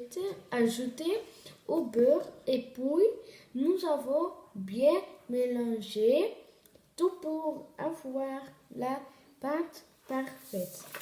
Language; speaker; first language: French; non-native, learner; Dutch